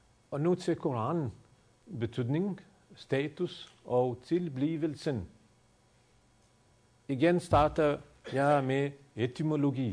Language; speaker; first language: Danish; non-native, fluent; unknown